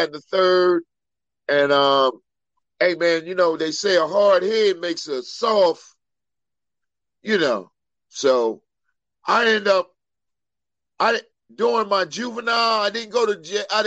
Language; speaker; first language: English; native; English